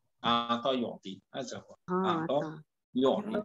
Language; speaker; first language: Arabic; non-native, learner; Malay